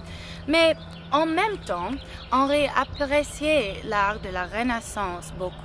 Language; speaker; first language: French; non-native, learner; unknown